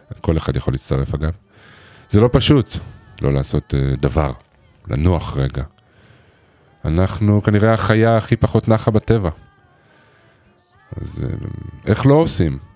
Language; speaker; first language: Hebrew; native; Hebrew